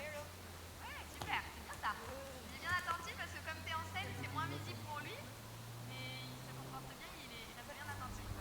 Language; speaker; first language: French; native; French